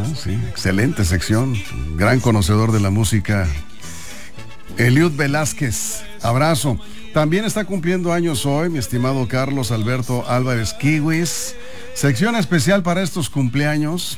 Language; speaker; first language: Spanish; native; Spanish